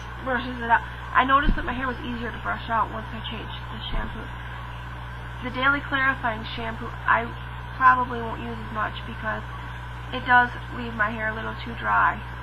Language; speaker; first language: English; native; English